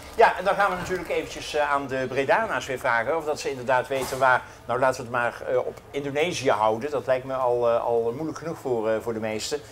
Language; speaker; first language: Dutch; native; Dutch